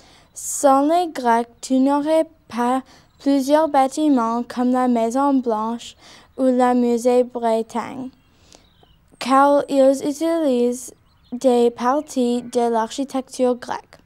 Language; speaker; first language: French; non-native, learner; English